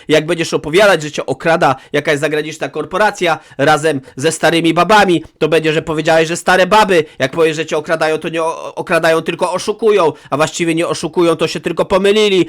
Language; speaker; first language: Polish; native; Polish